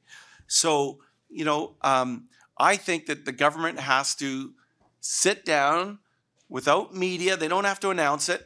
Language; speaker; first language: English; native; English